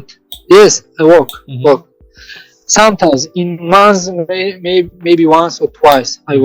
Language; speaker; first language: English; non-native, learner; Tajik